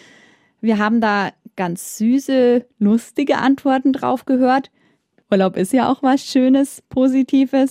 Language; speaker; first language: German; native; German